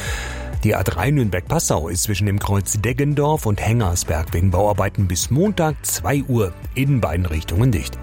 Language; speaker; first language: German; native; German